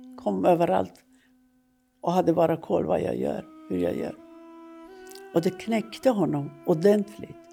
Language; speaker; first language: Swedish; non-native, fluent; Persian